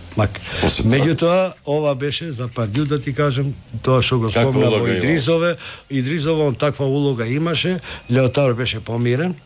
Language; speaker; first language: Macedonian; non-native, local second language; Albanian